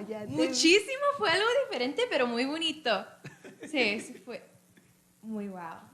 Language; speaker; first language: Spanish; early bilingual, other home language; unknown